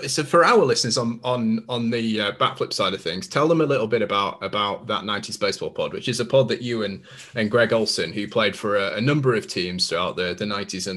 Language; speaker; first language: English; native; English